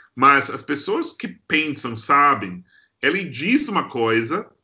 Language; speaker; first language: Portuguese; non-native, fluent; English